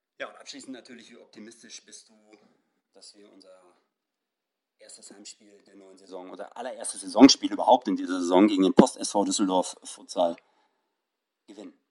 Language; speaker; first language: German; native; German